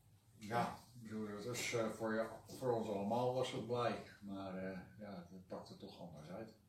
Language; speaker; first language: Dutch; native; Dutch